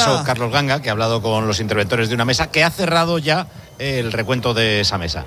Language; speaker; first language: Spanish; native; Spanish